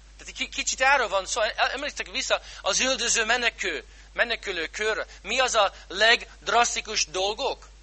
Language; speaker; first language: Hungarian; non-native, fluent; English